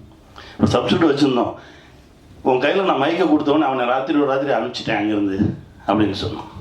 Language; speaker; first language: Tamil; native; Tamil